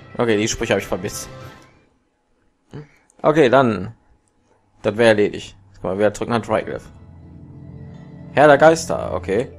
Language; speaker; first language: German; native; German